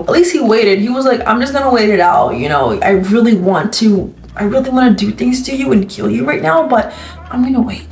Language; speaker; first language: English; native; English